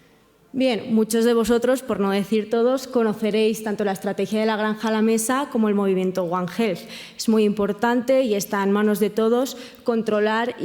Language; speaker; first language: Spanish; native; Spanish